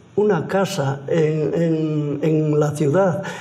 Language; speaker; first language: Spanish; native; Spanish